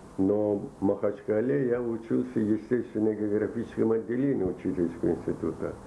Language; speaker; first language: Russian; non-native, local second language; Azerbaijani